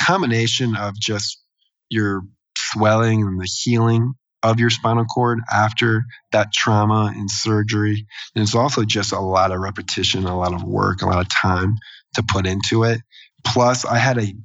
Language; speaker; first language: English; native; English